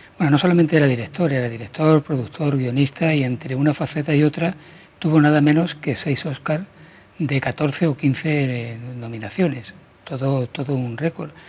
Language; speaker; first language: Spanish; native; Spanish